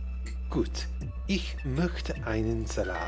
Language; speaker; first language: German; non-native, learner; English